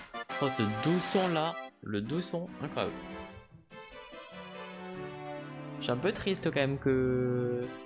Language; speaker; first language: French; native; French